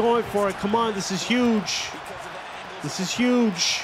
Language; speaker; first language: English; native; English